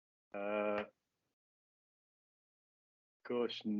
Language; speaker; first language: French; non-native, learner; English